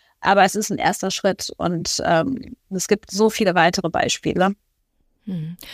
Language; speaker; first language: German; early bilingual, other home language; Persian